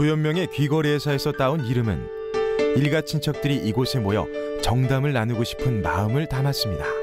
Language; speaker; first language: Korean; native; Korean